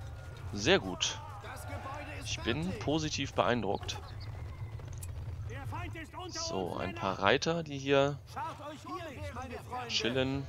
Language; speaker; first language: German; native; German